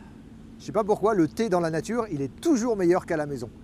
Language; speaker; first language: French; native; French